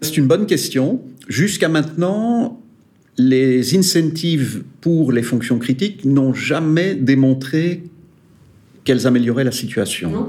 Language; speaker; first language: French; native; French